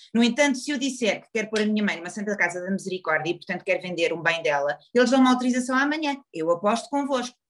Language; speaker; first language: Portuguese; native; Portuguese